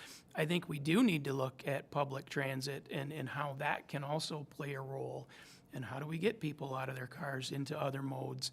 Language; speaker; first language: English; native; English